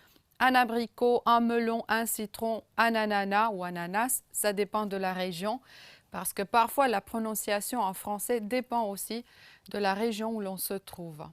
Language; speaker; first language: French; non-native, fluent; Romanian